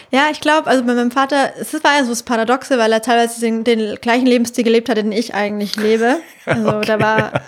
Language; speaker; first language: German; native; German